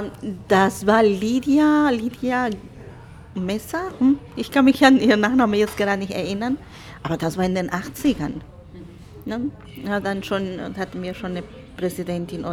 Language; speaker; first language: German; non-native, fluent; Spanish